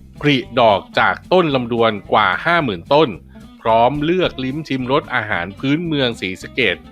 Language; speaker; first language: Thai; native; Thai